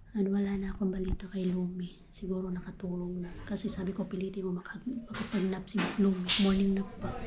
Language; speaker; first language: Filipino; native; Filipino